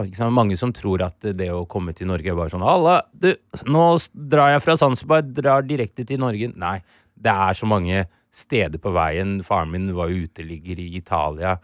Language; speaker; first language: Norwegian; early bilingual, other home language; Swahili